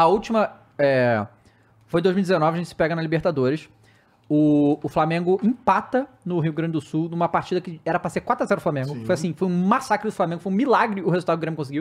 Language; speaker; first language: Portuguese; native; Portuguese